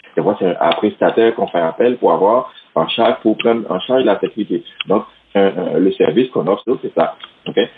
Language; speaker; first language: French; non-native, local second language; Haitian Creole